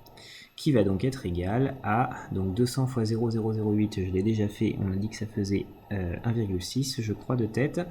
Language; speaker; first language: French; native; French